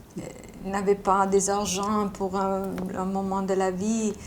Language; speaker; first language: French; non-native, fluent; Italian